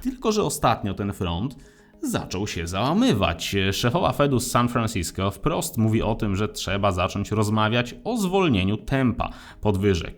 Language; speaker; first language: Polish; native; Polish